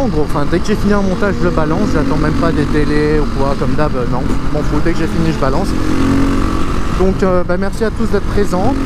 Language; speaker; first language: French; native; French